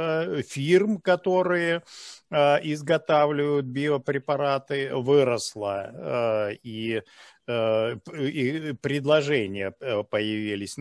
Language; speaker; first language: Russian; native; Russian